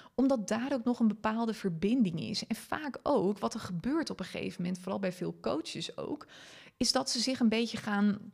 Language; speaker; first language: Dutch; non-native, local second language; Western Frisian